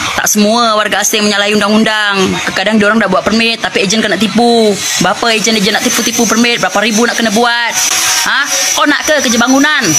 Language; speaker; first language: Malay; native; Malay